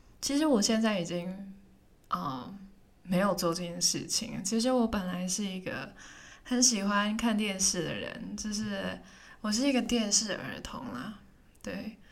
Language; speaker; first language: Chinese; non-native, local second language; Cantonese